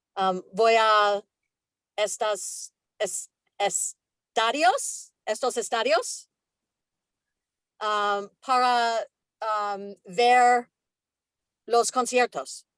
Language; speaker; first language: Spanish; non-native, learner; English